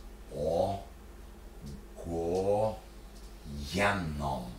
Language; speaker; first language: Norwegian; non-native, fluent; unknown